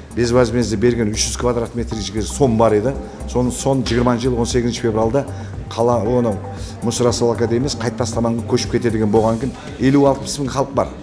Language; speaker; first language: Kazakh; non-native, local second language; Uzbek